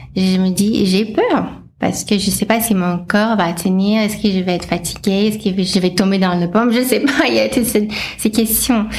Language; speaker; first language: French; non-native, fluent; English